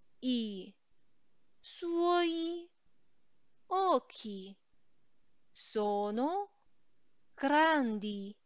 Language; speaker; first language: Italian; non-native, fluent; Chinese